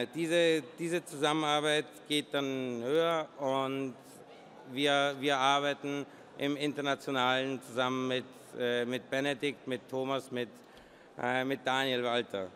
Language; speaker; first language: German; non-native, fluent; Polish